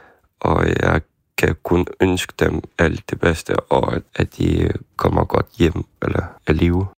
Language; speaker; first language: Danish; non-native, fluent; Ukrainian